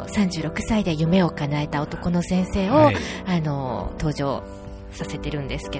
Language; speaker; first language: Japanese; native; Japanese